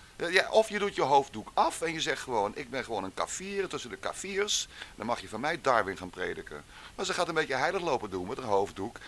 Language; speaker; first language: Dutch; native; Dutch